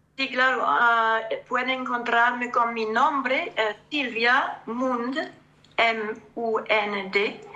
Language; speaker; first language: Spanish; non-native, fluent; French